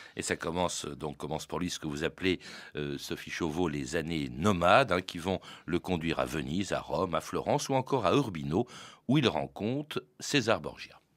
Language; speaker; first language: French; native; French